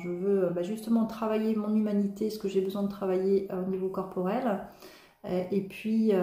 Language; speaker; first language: French; native; French